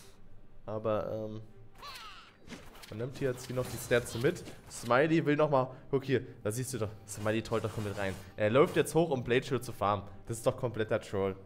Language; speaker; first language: German; native; German